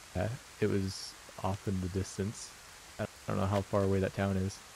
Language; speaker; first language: English; native; English